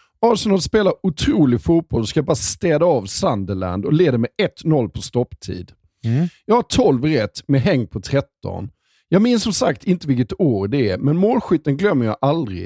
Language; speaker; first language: Swedish; native; Swedish